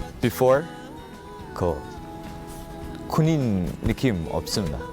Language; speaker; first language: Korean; non-native, learner; English